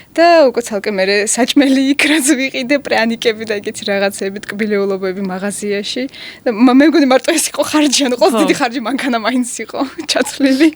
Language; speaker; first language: Georgian; non-native, local second language; Russian